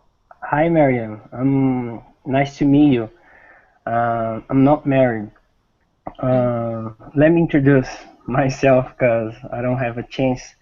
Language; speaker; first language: English; non-native, learner; Portuguese